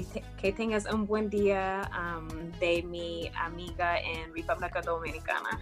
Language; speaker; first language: Spanish; early bilingual, heritage; English